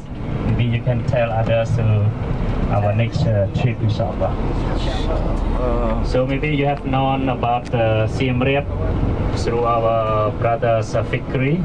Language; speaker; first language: English; non-native, local second language; Khmer